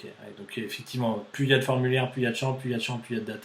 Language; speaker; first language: French; native; French